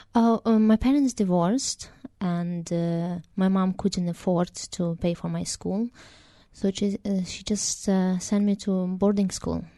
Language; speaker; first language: English; non-native, fluent; Romanian